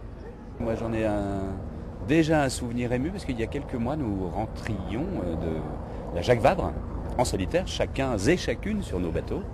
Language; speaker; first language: French; native; French